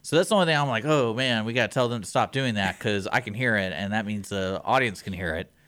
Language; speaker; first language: English; native; English